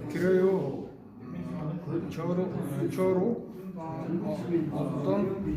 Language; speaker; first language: Korean; non-native, learner; Mongolian